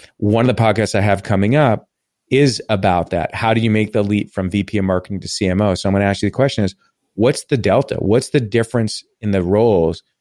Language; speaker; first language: English; native; English